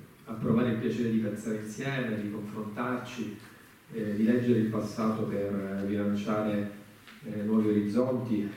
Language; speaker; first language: Italian; native; Italian